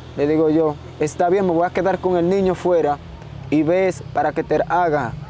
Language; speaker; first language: Spanish; native; Spanish